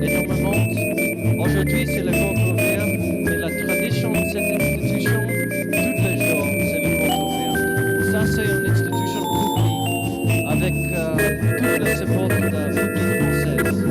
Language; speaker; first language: French; non-native, learner; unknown